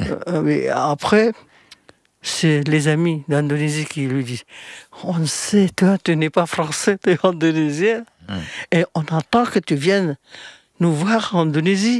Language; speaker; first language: French; non-native, fluent; Indonesian